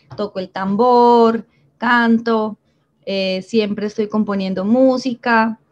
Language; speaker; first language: Spanish; native; Spanish